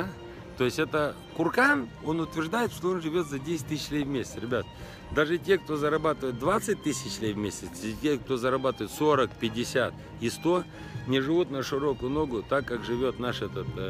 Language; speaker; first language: Russian; native; Russian